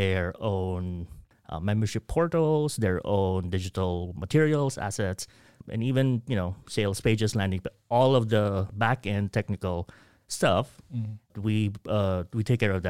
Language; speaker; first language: English; non-native, local second language; Hiligaynon